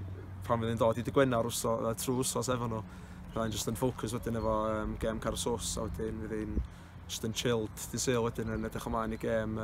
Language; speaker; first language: Welsh; native; Welsh